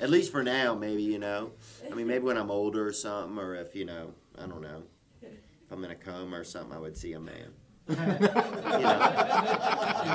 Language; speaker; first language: English; native; English